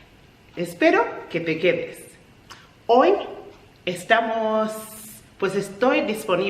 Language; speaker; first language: Spanish; non-native, fluent; English